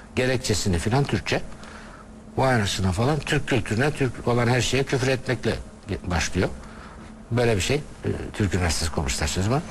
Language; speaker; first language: Turkish; native; Turkish